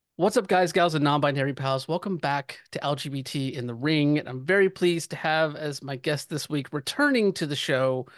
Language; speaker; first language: English; native; English